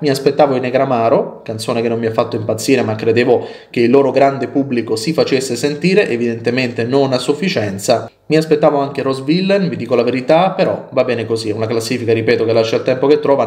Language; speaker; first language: Italian; native; Italian